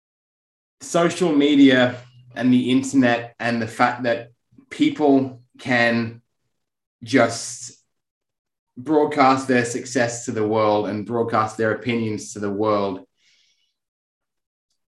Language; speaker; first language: English; native; English